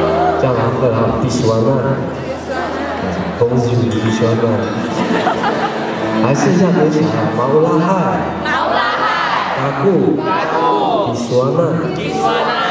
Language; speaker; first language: Chinese; non-native, local second language; Amis